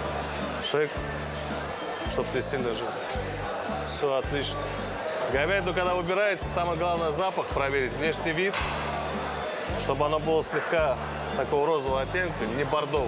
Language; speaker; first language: Russian; native; Russian